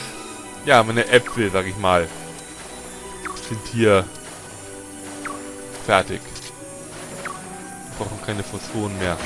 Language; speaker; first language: German; native; German